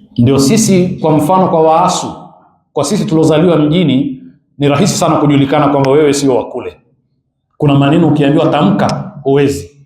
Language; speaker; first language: Swahili; native; Swahili